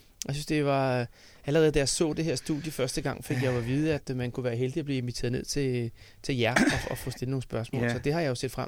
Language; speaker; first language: Danish; native; Danish